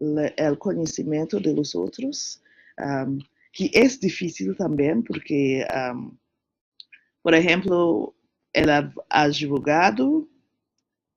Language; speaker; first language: Spanish; non-native, learner; English